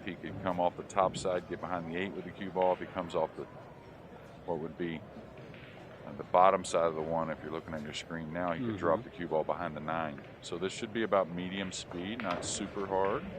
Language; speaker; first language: English; native; English